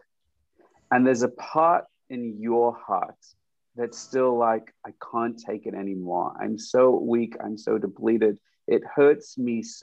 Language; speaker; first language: English; native; English